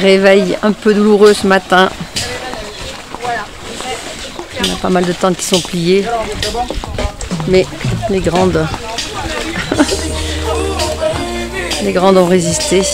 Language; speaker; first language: French; native; French